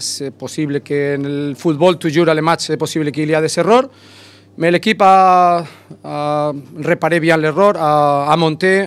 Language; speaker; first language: French; non-native, learner; Spanish